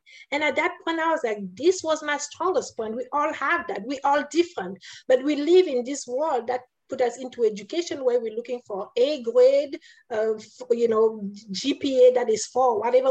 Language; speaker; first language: English; non-native, local second language; French